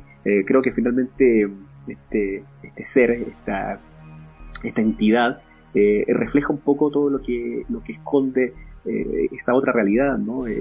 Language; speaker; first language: Spanish; native; Spanish